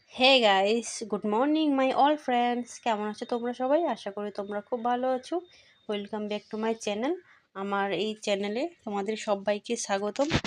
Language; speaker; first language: Bangla; non-native, local second language; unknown